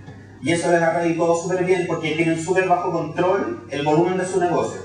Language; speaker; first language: Spanish; native; Spanish